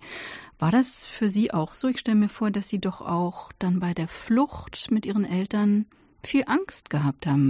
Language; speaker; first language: German; native; German